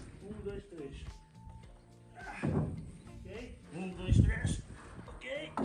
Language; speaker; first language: Portuguese; non-native, learner; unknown